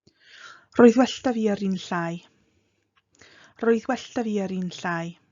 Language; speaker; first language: Welsh; non-native, fluent; English